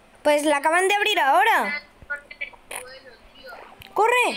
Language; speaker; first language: Spanish; native; Spanish